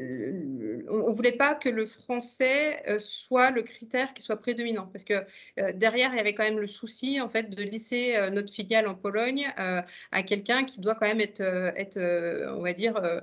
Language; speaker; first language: French; native; French